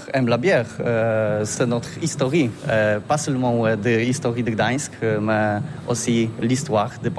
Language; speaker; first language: French; non-native, learner; Polish